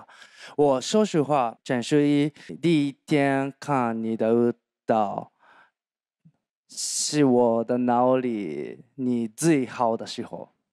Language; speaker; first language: Chinese; non-native, learner; Japanese